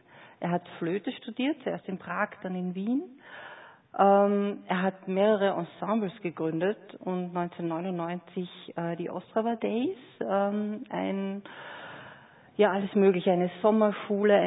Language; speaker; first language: German; native; German